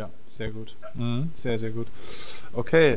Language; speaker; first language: German; native; German